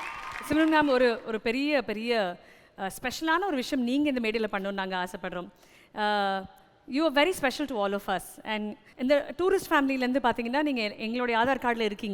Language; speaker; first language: Tamil; native; Tamil